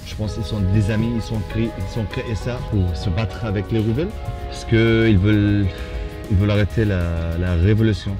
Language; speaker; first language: French; non-native, fluent; Arabic